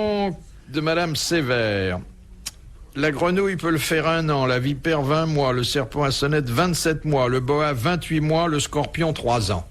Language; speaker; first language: French; native; French